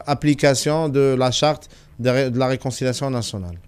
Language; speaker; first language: French; non-native, local second language; Arabic